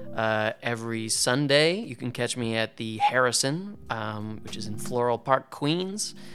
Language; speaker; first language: English; native; English